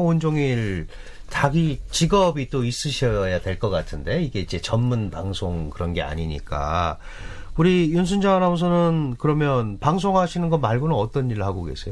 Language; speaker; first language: Korean; native; Korean